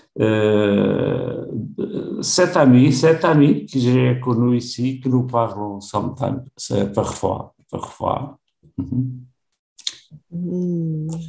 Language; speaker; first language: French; non-native, learner; Portuguese